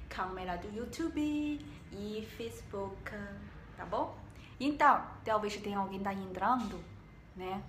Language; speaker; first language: Portuguese; non-native, learner; Chinese